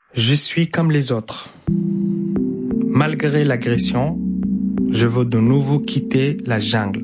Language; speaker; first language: French; non-native, fluent; Arabic